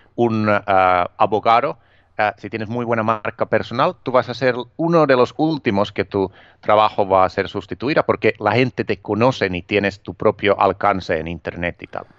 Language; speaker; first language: Spanish; non-native, fluent; Finnish